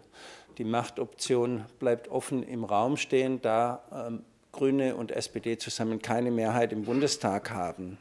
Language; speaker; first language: German; native; German